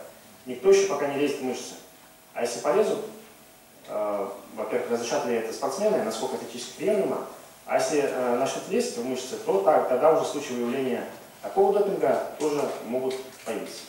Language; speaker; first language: Russian; native; Russian